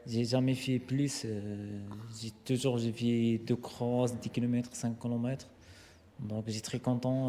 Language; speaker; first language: French; non-native, learner; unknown